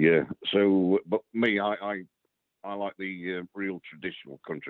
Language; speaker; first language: English; native; English